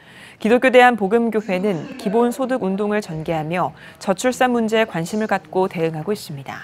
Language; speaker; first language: Korean; native; Korean